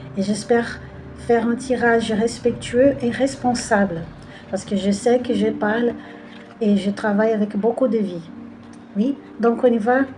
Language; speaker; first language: French; non-native, fluent; Portuguese